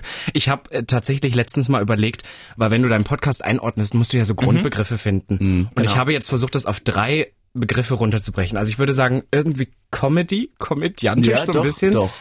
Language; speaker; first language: German; native; German